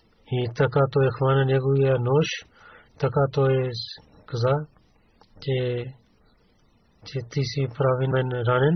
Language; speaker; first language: Bulgarian; non-native, learner; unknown